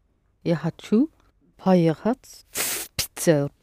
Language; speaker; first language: Russian; non-native, learner; English